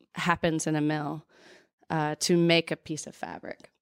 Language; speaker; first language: English; native; English